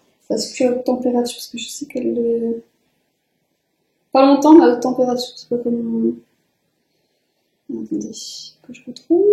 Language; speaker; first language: French; native; French